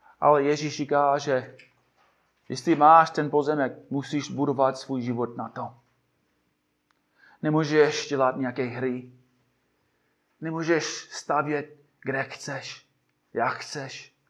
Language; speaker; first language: Czech; non-native, fluent; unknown